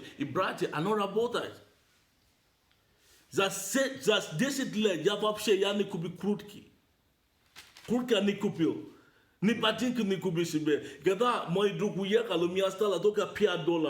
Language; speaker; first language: Russian; non-native, learner; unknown